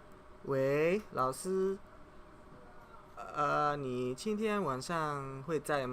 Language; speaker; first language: Chinese; non-native, fluent; Indonesian